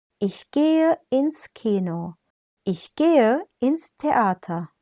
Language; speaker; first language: German; non-native, fluent; Turkish